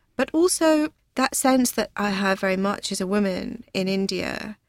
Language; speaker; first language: English; native; English